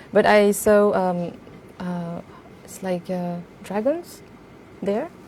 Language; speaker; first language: English; non-native, fluent; French